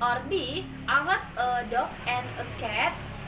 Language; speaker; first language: English; non-native, learner; Indonesian